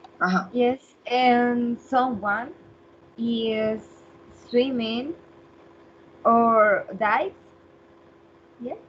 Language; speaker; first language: English; non-native, learner; Spanish